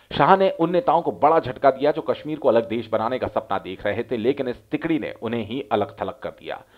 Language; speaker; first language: Hindi; native; Hindi